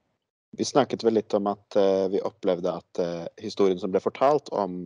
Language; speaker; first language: Norwegian; native; Norwegian